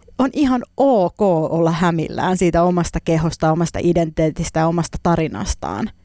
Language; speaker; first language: Finnish; native; Finnish